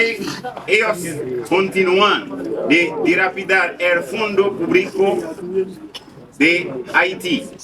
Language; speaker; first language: Spanish; non-native, learner; Haitian Creole